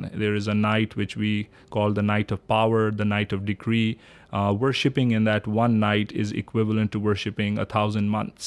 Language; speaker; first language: English; non-native, local second language; Urdu